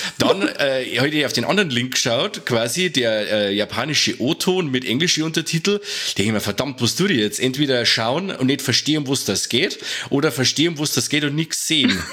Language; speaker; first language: German; native; German